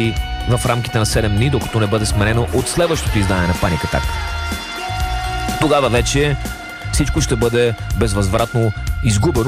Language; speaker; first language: Bulgarian; native; Bulgarian